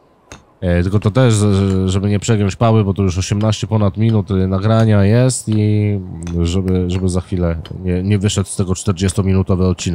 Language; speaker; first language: Polish; native; Polish